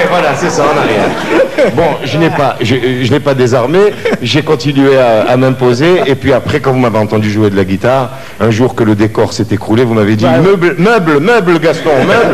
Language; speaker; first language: French; native; French